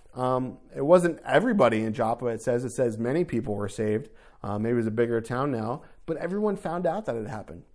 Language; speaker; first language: English; native; English